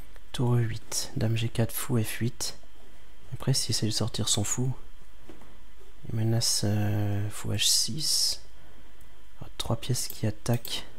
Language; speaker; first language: French; native; French